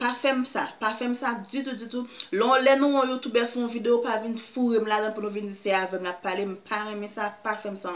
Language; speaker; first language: French; non-native, local second language; Haitian Creole